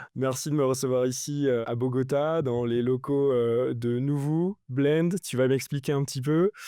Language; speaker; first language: French; native; French